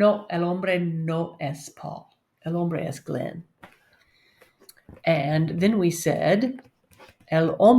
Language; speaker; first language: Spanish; non-native, learner; English